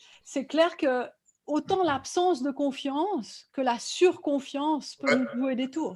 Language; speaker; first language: French; native; French